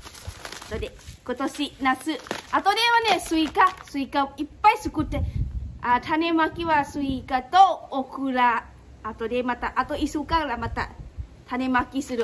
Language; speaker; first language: Japanese; non-native, local second language; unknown